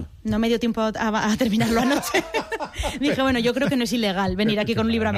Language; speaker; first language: Spanish; native; Spanish